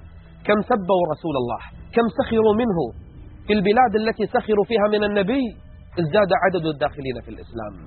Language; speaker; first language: Arabic; native; Arabic